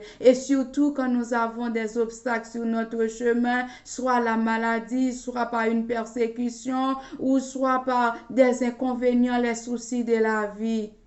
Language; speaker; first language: French; non-native, local second language; Haitian Creole